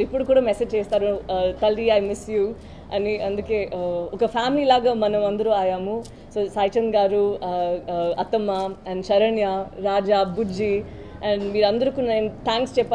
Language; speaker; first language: Telugu; non-native, local second language; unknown